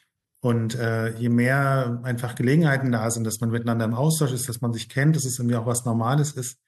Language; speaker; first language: German; native; German